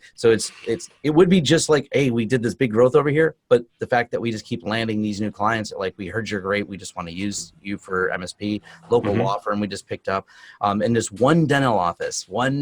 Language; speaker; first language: English; native; English